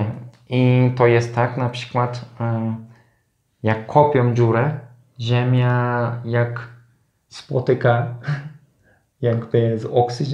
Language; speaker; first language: Polish; non-native, learner; Turkish